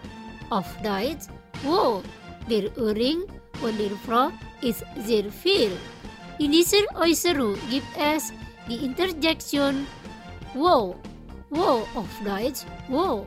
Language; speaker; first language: German; non-native, learner; Indonesian